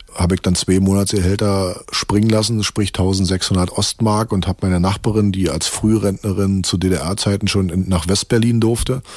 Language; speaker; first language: German; native; German